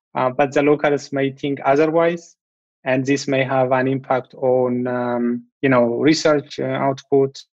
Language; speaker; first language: English; non-native, fluent; Amharic